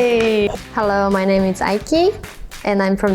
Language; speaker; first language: English; non-native, fluent; Japanese